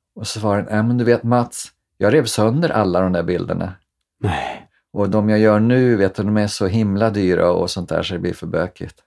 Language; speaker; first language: Swedish; native; Swedish